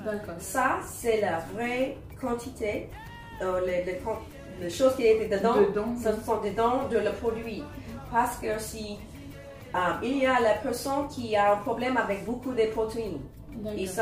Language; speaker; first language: French; non-native, learner; English